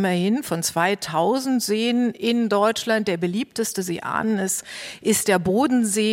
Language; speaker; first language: German; native; German